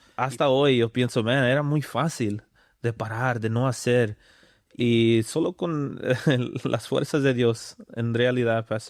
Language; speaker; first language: Spanish; early bilingual, other home language; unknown